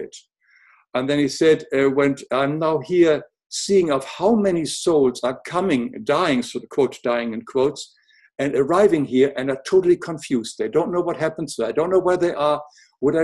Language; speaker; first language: English; non-native, fluent; German